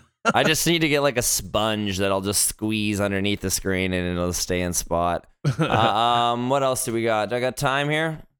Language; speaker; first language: English; native; English